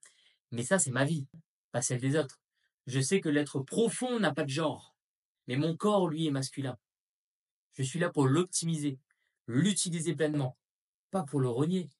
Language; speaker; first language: French; native; French